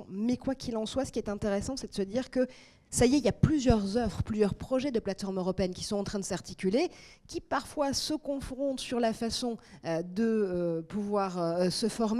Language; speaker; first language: French; native; French